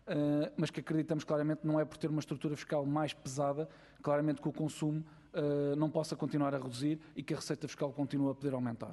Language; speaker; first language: Portuguese; native; Portuguese